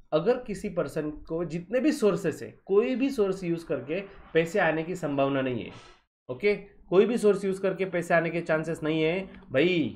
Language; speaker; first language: Hindi; non-native, local second language; Marathi